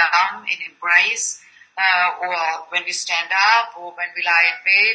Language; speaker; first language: English; non-native, fluent; German